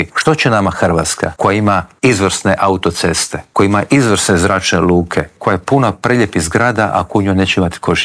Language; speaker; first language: Croatian; native; Croatian